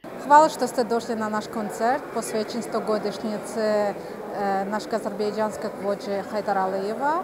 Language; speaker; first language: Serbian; non-native, fluent; Azerbaijani